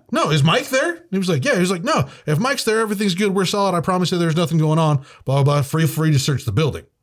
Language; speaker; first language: English; native; English